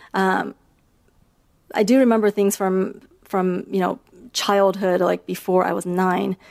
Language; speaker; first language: English; early bilingual, other home language; Chinese